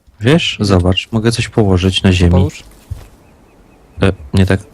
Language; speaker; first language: Polish; native; Polish